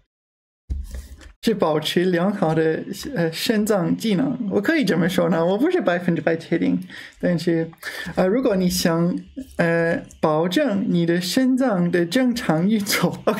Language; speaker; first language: Chinese; non-native, learner; English